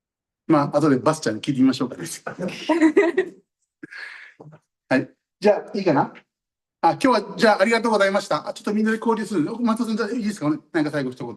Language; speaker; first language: Japanese; native; Japanese